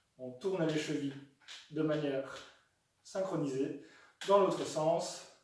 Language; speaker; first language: French; native; French